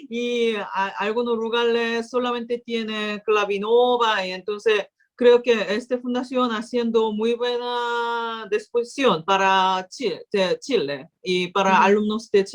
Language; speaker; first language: Spanish; non-native, learner; Korean